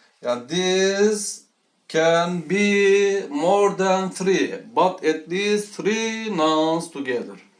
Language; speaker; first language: English; non-native, learner; Turkish